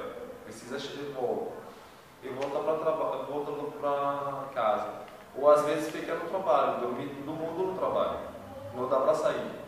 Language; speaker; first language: Portuguese; non-native, learner; Arabic